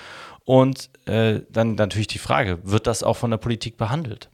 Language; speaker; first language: German; native; German